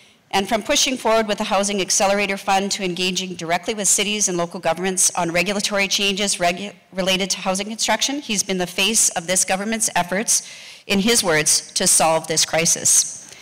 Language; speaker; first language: English; native; English